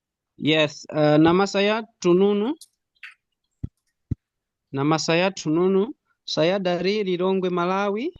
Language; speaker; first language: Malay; non-native, learner; Nyanja